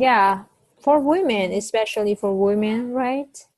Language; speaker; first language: English; non-native, fluent; Vietnamese